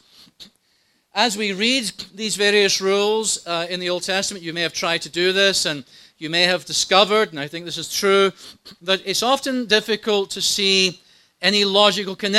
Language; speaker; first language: English; native; English